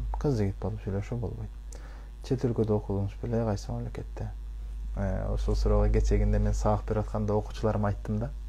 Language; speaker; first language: Kyrgyz; early bilingual, heritage; Kyrgyz